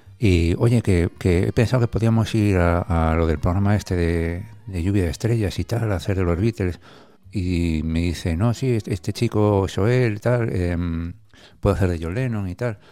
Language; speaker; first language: Spanish; native; Spanish